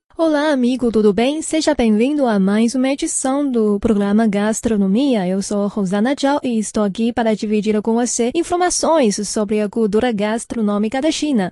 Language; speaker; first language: Portuguese; non-native, fluent; Chinese